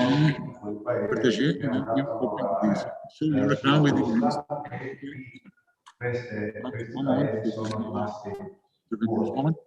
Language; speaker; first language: Italian; non-native, local second language; Croatian